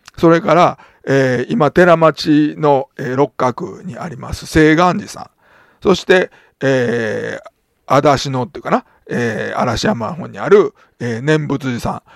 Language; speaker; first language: Japanese; native; Japanese